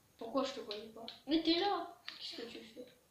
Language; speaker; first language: French; native; French